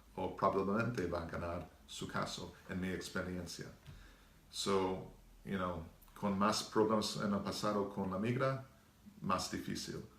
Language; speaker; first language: Spanish; non-native, learner; English